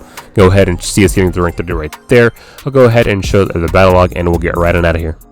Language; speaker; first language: English; native; English